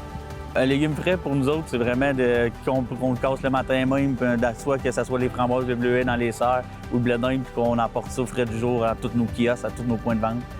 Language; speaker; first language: French; native; French